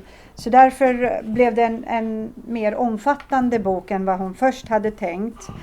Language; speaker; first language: Swedish; early bilingual, other home language; Assyrian Neo-Aramaic